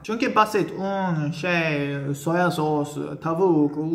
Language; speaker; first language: Turkish; non-native, fluent; Japanese